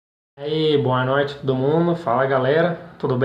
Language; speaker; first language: Portuguese; non-native, fluent; Italian